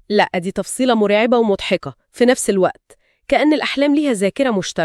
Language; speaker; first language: Arabic; native; Arabic